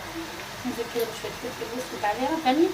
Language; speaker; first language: Arabic; native; Arabic